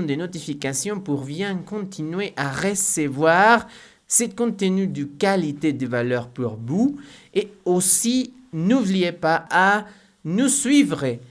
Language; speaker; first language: French; non-native, fluent; Spanish